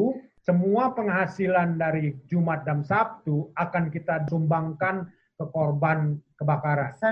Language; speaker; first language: Indonesian; native; Indonesian